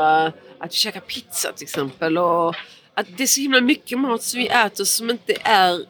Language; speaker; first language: Swedish; early bilingual, other home language; Portuguese